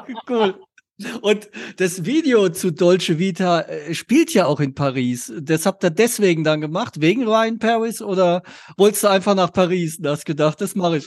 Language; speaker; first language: German; native; German